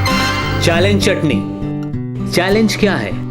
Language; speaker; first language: Hindi; native; Hindi